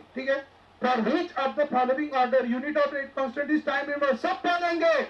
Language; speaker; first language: Hindi; non-native, local second language; Marathi